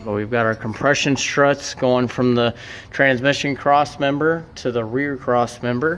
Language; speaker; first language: English; native; English